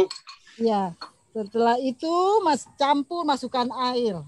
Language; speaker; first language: Indonesian; native; Indonesian